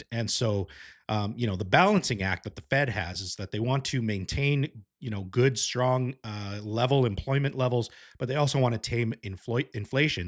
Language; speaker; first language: English; native; English